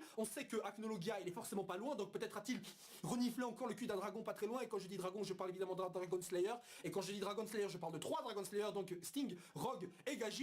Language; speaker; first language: French; native; French